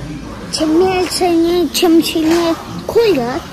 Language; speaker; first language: Russian; early bilingual, heritage; German